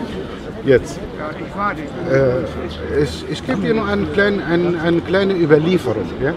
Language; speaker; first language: German; non-native, fluent; Arabic